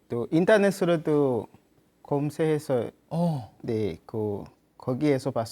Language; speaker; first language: Korean; non-native, learner; Swahili